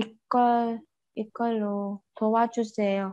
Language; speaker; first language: Korean; non-native, learner; Vietnamese